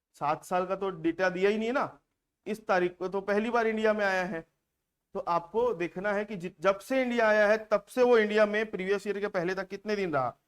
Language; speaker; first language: Hindi; native; Hindi